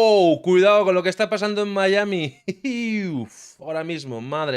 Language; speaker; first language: Spanish; native; Spanish